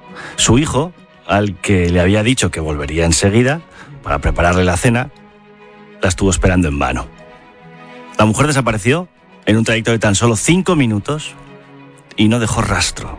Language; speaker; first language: Spanish; native; Spanish